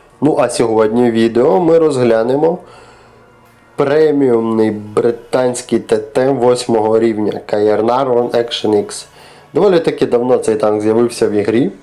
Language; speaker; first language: Ukrainian; native; Ukrainian